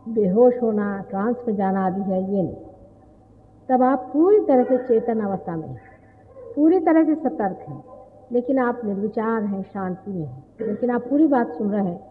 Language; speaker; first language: Hindi; non-native, local second language; Marathi